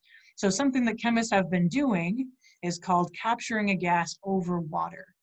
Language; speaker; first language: English; native; English